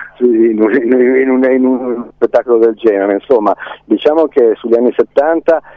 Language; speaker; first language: Italian; native; Italian